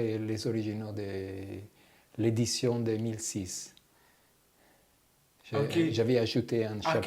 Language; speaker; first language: French; non-native, fluent; Italian